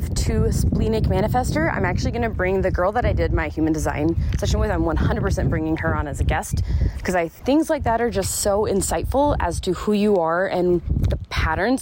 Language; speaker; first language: English; native; English